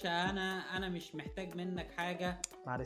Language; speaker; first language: Arabic; native; Arabic